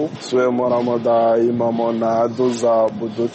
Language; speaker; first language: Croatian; non-native, learner; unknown